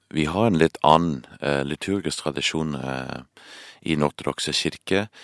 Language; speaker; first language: Norwegian; non-native, fluent; English